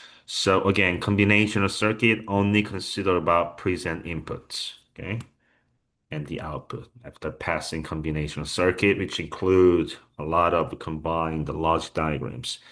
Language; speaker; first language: English; non-native, fluent; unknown